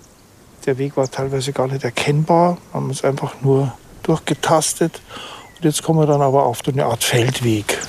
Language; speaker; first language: German; native; German